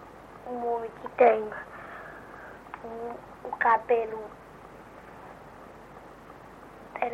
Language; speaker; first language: Portuguese; early bilingual, heritage; Portuguese